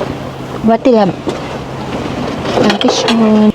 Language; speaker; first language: German; non-native, learner; Filipino